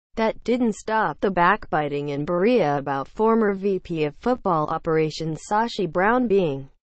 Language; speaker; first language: English; native; English